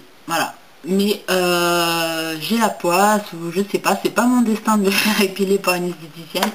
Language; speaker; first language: French; native; French